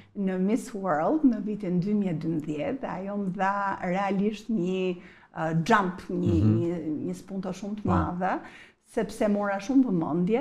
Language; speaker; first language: Albanian; early bilingual, heritage; Albanian